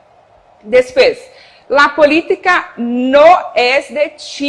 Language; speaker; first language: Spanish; non-native, fluent; Portuguese